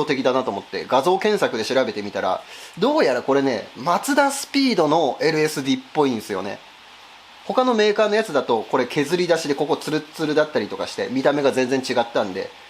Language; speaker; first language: Japanese; native; Japanese